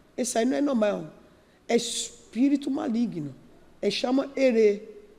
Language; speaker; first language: Portuguese; non-native, learner; Yoruba